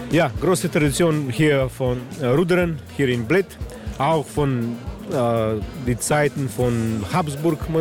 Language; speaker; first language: German; non-native, learner; Slovenian